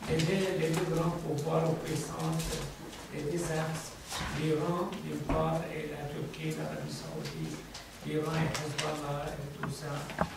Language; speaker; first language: French; non-native, fluent; Arabic